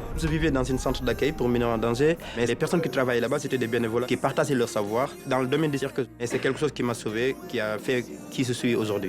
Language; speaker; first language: French; non-native, local second language; Wolof